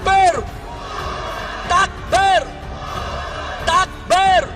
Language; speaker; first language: Indonesian; native; Indonesian